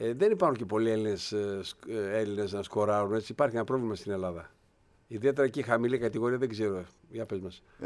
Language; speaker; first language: Greek; native; Greek